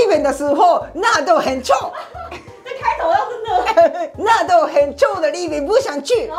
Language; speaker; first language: Chinese; non-native, learner; Japanese